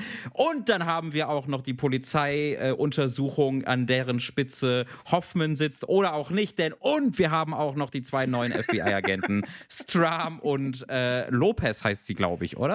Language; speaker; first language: German; native; German